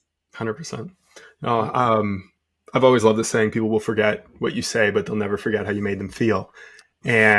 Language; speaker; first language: English; native; English